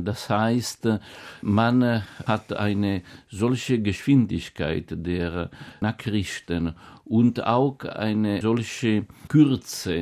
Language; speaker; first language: German; non-native, fluent; Italian